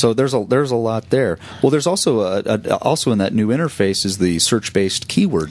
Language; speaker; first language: English; native; English